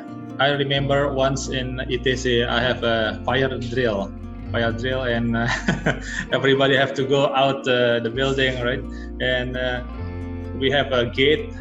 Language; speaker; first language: English; non-native, learner; Indonesian